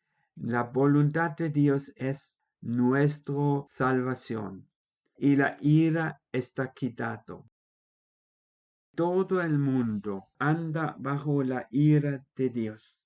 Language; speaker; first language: Spanish; non-native, fluent; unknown